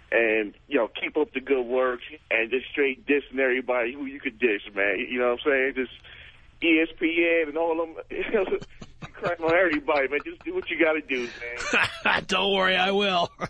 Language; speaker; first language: English; native; English